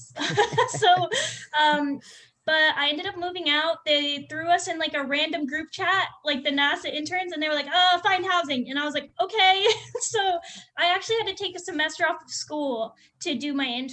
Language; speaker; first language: English; native; English